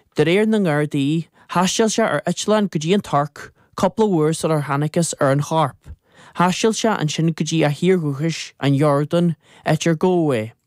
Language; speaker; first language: Irish; native; Irish